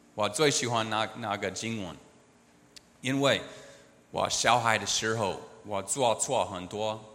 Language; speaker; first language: Chinese; non-native, learner; English